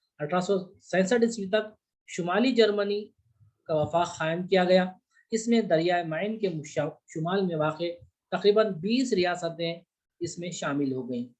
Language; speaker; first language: Urdu; native; Urdu